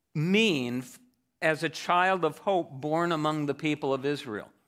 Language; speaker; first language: English; native; English